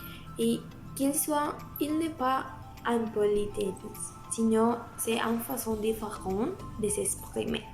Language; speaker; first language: French; non-native, learner; Spanish